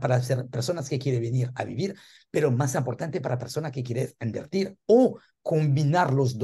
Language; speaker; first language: Spanish; non-native, learner; French